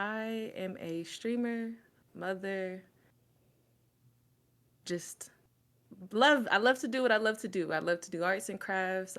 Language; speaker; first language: English; native; English